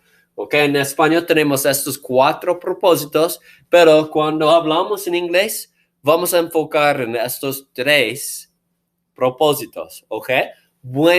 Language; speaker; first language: Spanish; non-native, fluent; English